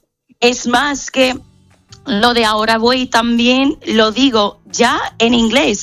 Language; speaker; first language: Spanish; non-native, fluent; English